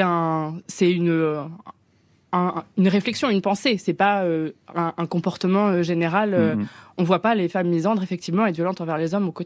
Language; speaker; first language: French; native; French